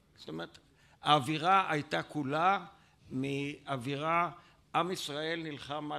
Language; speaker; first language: Hebrew; native; Hebrew